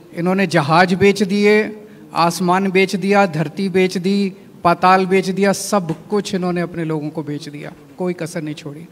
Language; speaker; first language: Hindi; native; Hindi